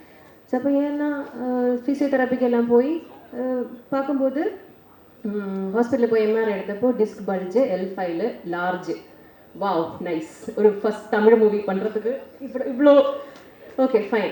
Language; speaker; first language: Tamil; non-native, learner; Malayalam